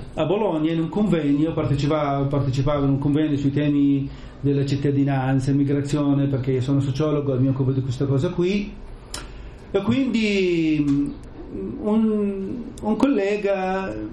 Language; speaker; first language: Italian; non-native, fluent; Arabic